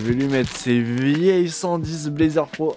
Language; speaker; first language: French; native; French